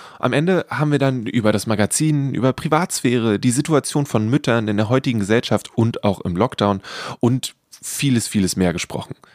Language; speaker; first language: German; native; German